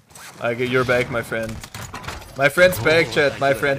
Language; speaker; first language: English; non-native, learner; German